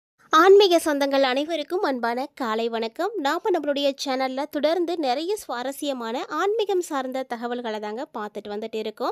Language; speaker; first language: Tamil; native; Tamil